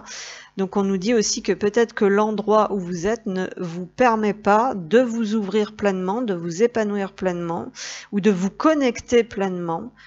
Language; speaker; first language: French; native; French